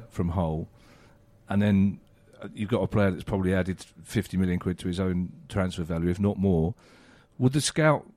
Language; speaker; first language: English; native; English